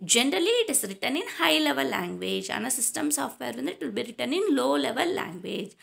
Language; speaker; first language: English; non-native, local second language; Tamil